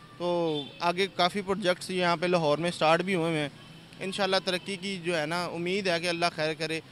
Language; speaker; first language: Urdu; non-native, local second language; Punjabi